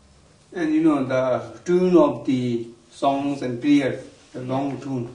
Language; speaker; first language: English; non-native, learner; Tibetan